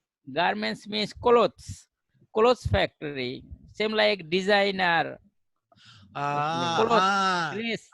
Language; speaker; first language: English; non-native, learner; Bangla